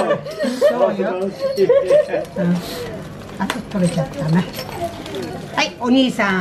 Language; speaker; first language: Japanese; native; Japanese